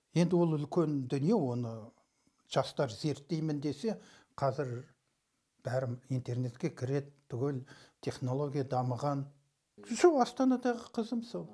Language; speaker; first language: Kazakh; early bilingual, heritage; Kazakh